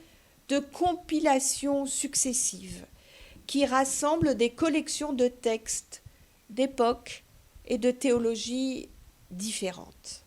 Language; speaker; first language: French; native; French